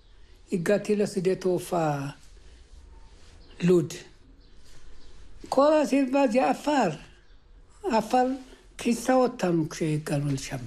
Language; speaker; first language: Hebrew; early bilingual, other home language; Amharic